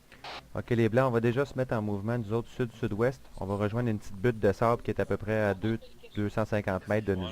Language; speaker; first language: French; native; French